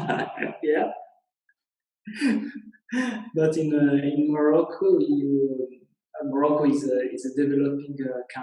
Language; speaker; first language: English; non-native, learner; Italian